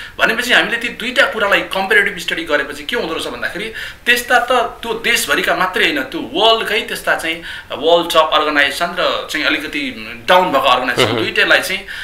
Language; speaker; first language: Nepali; native; Nepali